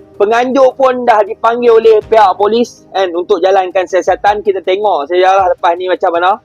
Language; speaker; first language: Malay; native; Malay